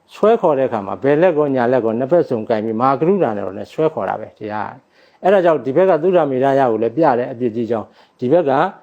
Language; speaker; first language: Burmese; native; Burmese